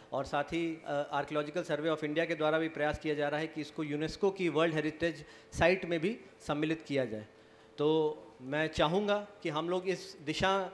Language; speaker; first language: Hindi; native; Hindi